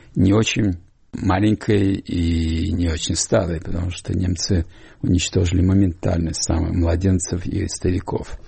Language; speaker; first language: Russian; non-native, local second language; Hungarian